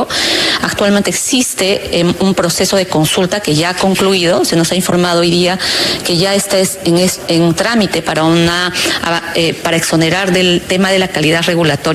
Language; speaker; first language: Spanish; native; Spanish